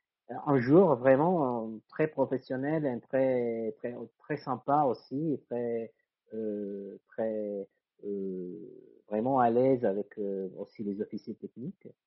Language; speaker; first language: French; non-native, fluent; Italian